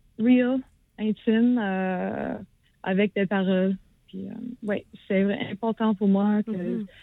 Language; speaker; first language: French; non-native, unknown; English